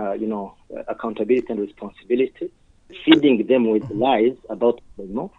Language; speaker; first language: English; non-native, fluent; Rundi